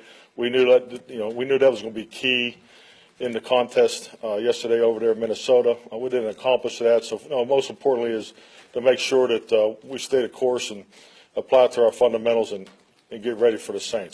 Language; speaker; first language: English; native; English